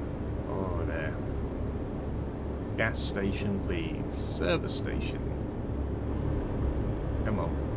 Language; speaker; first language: English; native; English